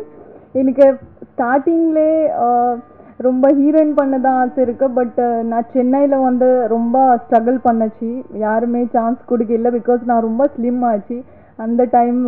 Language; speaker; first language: Tamil; non-native, learner; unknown